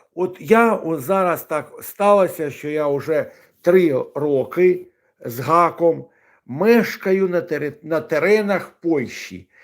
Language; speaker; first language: Ukrainian; non-native, local second language; Russian